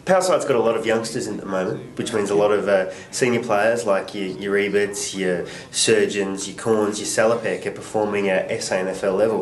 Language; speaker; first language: English; native; English